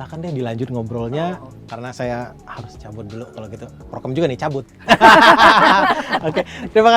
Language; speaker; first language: Indonesian; native; Indonesian